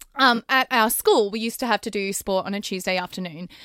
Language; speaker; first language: English; native; English